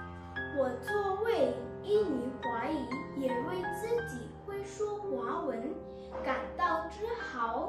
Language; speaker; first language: Chinese; early bilingual, heritage; Chinese